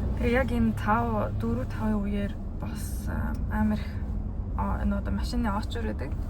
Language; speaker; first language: Mongolian; early bilingual, heritage; Mongolian